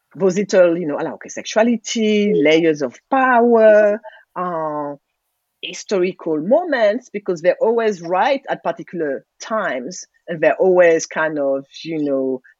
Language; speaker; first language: English; non-native, fluent; French